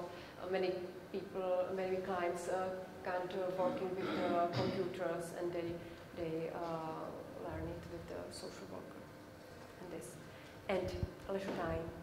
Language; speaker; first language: English; non-native, learner; Czech